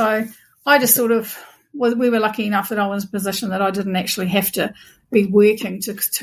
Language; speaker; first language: English; native; English